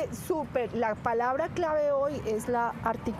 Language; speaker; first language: Spanish; native; Spanish